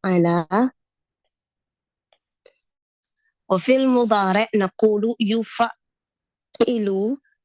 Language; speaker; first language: Arabic; non-native, fluent; Indonesian